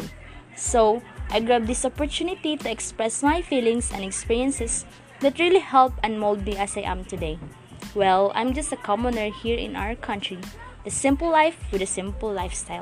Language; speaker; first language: English; non-native, local second language; Cebuano